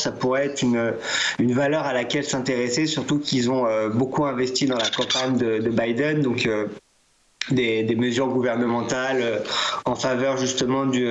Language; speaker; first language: French; native; French